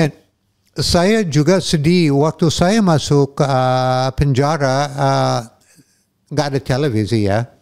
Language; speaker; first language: Indonesian; non-native, fluent; English